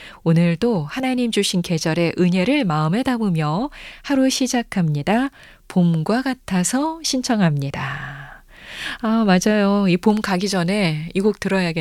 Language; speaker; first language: Korean; native; Korean